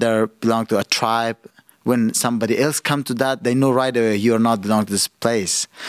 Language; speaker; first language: English; non-native, fluent; Persian